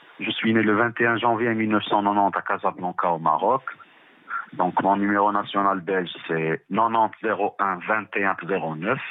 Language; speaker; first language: French; non-native, local second language; Arabic